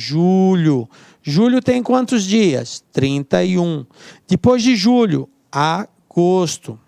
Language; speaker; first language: Portuguese; native; Portuguese